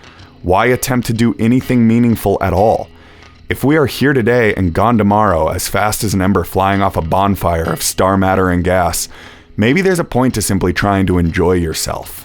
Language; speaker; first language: English; native; English